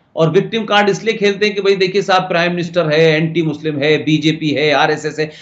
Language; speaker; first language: Hindi; native; Hindi